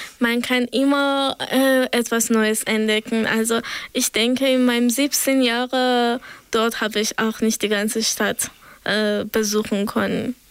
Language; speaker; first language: German; non-native, fluent; Persian